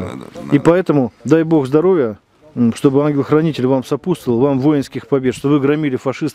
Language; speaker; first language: Russian; native; Russian